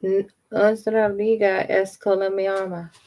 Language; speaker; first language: Spanish; non-native, learner; English